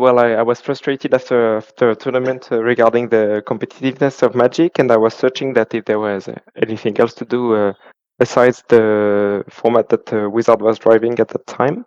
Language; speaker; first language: English; non-native, fluent; French